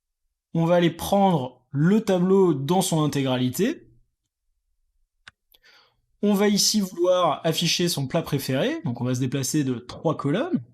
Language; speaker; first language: French; native; French